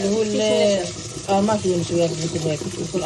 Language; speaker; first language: Arabic; native; Arabic